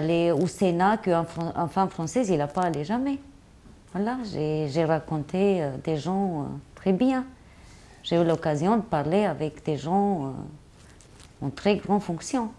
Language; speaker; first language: French; non-native, learner; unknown